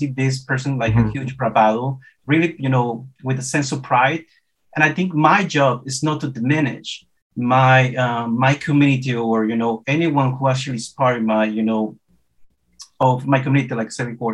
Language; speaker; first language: English; non-native, fluent; Spanish